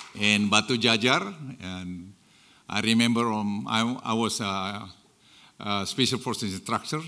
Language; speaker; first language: English; non-native, fluent; Indonesian